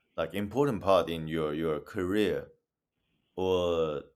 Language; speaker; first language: English; non-native, learner; Chinese